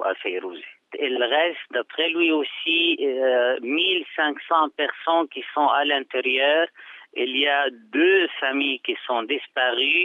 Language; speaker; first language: French; non-native, fluent; Arabic